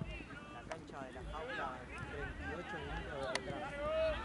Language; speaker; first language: Spanish; native; Spanish